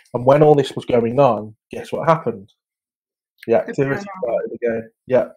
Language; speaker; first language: English; native; English